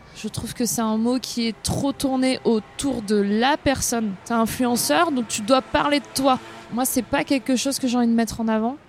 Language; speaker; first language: French; native; French